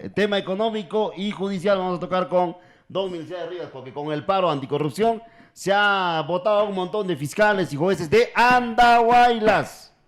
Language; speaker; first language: Spanish; native; Spanish